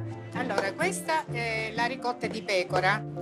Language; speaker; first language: Italian; native; Italian